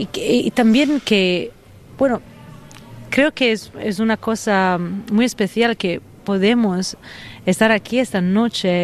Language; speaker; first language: Spanish; non-native, fluent; Italian